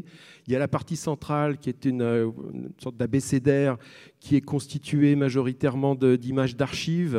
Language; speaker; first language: French; native; French